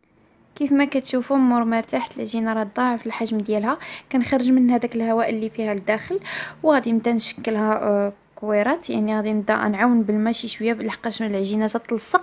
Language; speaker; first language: Arabic; native; Arabic